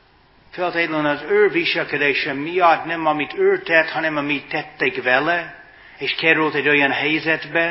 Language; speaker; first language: Hungarian; non-native, fluent; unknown